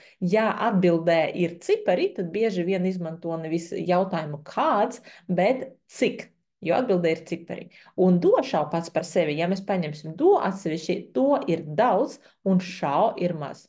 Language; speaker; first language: Latvian; non-native, fluent; Chinese